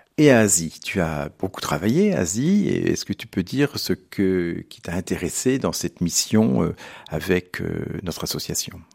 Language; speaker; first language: French; native; French